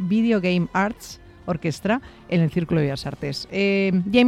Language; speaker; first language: Spanish; native; Spanish